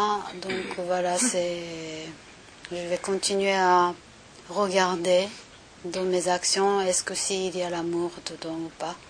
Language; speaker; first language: French; non-native, learner; Japanese